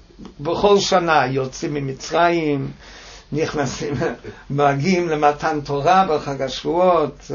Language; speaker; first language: Hebrew; non-native, fluent; English